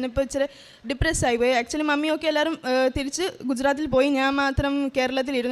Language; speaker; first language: Malayalam; early bilingual, heritage; Malayalam